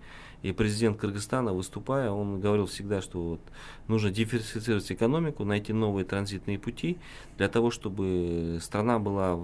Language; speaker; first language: Russian; non-native, local second language; Kyrgyz